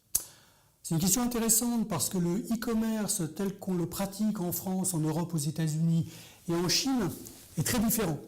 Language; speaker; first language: French; native; French